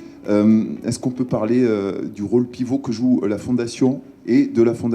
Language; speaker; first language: French; native; French